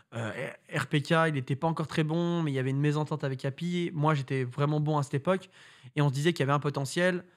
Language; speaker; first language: French; native; French